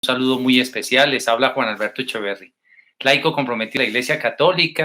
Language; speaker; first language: Spanish; native; Spanish